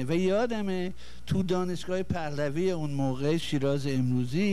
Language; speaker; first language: Persian; non-native, fluent; English